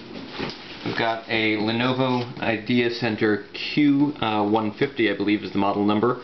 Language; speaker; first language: English; native; English